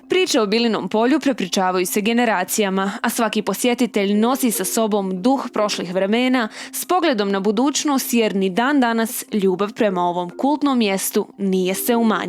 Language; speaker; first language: Bosnian; native; Bosnian